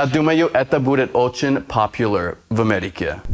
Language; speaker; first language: Russian; non-native, learner; English